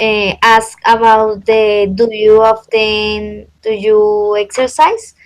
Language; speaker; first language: English; non-native, learner; Spanish